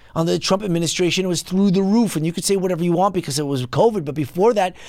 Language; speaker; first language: English; native; English